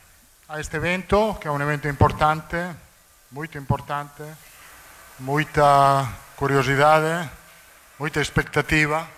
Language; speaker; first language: Portuguese; non-native, learner; Italian